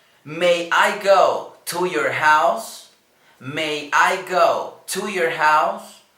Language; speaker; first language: English; non-native, learner; Spanish